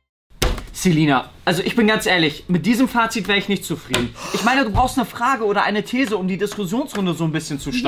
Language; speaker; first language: German; native; German